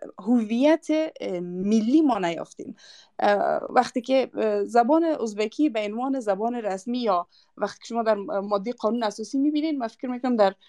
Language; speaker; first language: Persian; non-native, local second language; Uzbek